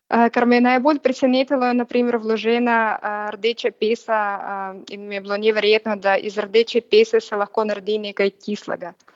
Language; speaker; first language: Slovenian; non-native, fluent; Belarusian